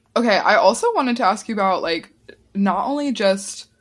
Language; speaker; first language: English; early bilingual, other home language; Italian